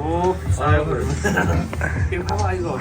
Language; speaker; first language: Korean; non-native, learner; Nepali